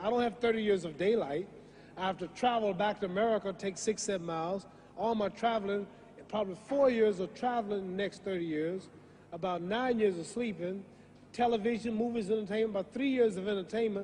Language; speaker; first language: English; native; English